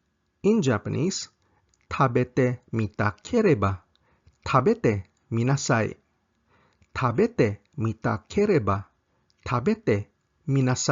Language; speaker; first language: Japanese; non-native, fluent; English